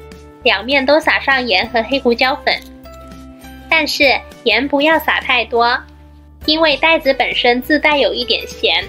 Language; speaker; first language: Chinese; native; Chinese